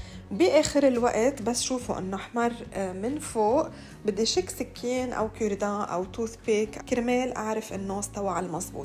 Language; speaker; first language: Arabic; native; Arabic